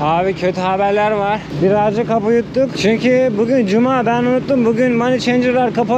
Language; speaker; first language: Turkish; native; Turkish